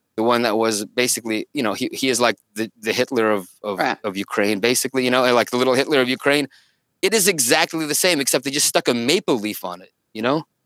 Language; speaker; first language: English; early bilingual, other home language; Russian